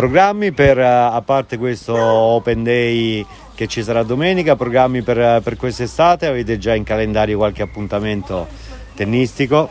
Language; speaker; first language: Italian; native; Italian